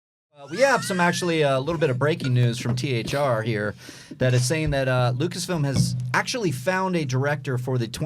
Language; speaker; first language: English; native; English